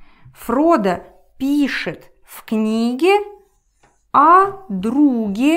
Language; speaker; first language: Russian; non-native, learner; English